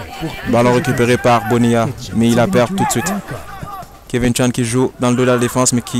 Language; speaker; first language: French; native; French